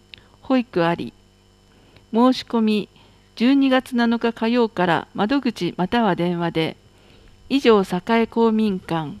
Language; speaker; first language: Japanese; native; Japanese